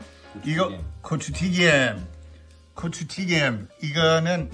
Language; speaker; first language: Korean; non-native, fluent; English